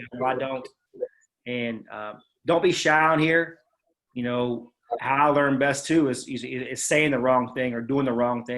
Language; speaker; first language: English; native; English